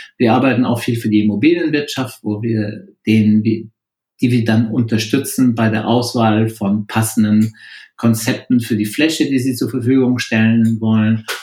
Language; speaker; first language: German; non-native, local second language; French